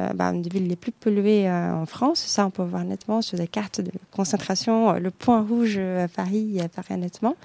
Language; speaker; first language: French; non-native, fluent; Portuguese